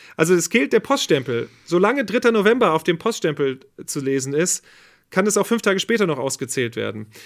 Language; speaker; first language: German; native; German